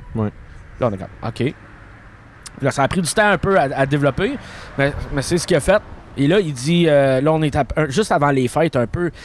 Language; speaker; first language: French; native; French